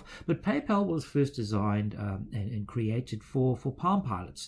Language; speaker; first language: English; native; English